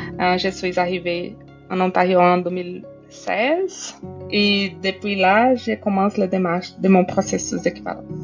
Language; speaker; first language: French; non-native, fluent; Portuguese